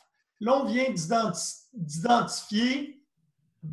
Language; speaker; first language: French; native; French